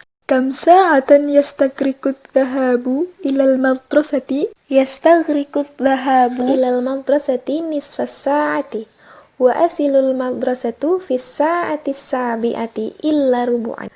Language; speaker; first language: Arabic; non-native, learner; Indonesian